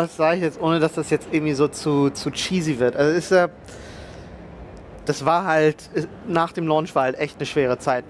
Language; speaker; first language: German; native; German